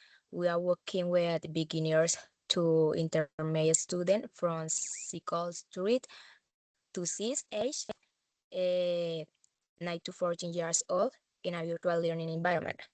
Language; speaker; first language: English; non-native, learner; Spanish